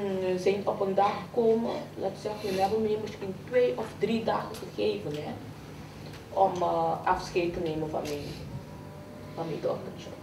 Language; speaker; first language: Dutch; non-native, fluent; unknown